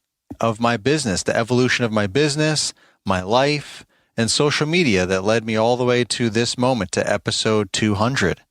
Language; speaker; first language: English; native; English